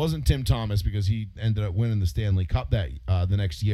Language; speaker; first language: English; native; English